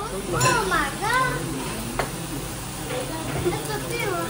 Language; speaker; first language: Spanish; early bilingual, other home language; Bangla